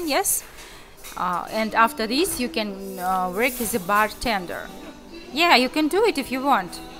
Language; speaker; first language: English; non-native, learner; Russian